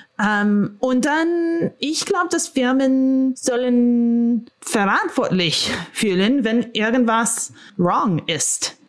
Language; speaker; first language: German; non-native, fluent; English